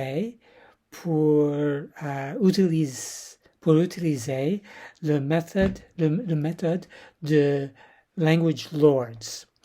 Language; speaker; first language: French; non-native, learner; English